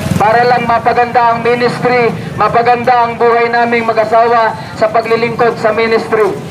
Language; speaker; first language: Filipino; non-native, local second language; Cebuano